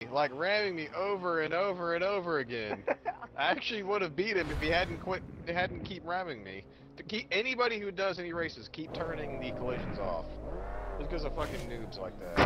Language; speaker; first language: English; native; English